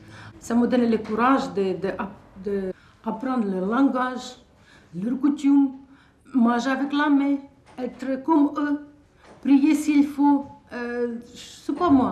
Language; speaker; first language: French; non-native, fluent; Russian